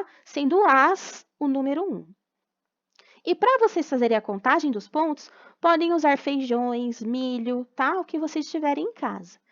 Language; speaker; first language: Portuguese; native; Portuguese